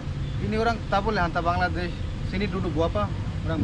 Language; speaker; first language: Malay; non-native, learner; Bangla